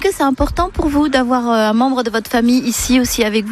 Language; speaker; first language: French; native; French